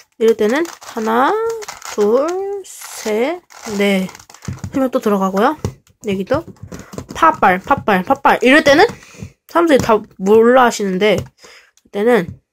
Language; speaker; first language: Korean; native; Korean